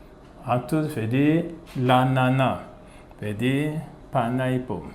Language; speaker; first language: French; non-native, fluent; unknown